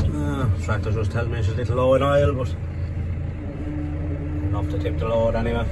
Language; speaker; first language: English; native; English